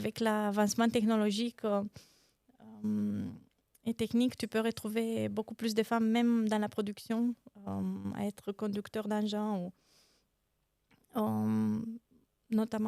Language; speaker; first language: French; non-native, fluent; Romanian